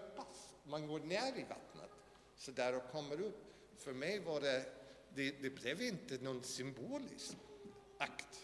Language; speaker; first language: Swedish; non-native, fluent; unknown